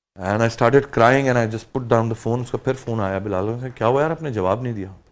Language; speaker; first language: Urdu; early bilingual, heritage; Urdu